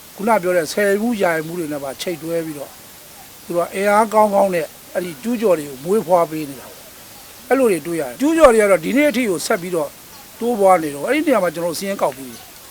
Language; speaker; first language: Burmese; native; Burmese